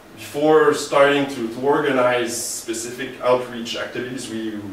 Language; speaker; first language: English; native; English